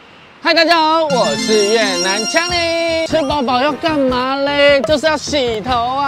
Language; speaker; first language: Chinese; non-native, fluent; Vietnamese